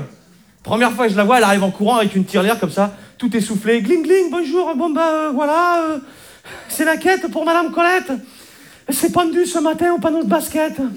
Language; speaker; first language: French; native; French